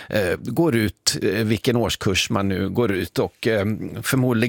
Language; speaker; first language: Swedish; native; Swedish